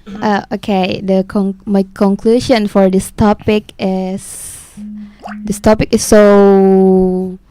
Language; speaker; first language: English; non-native, learner; Indonesian